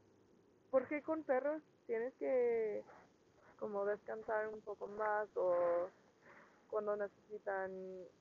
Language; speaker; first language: Spanish; non-native, learner; English